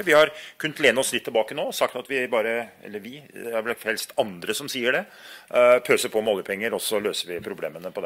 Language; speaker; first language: Norwegian; native; Norwegian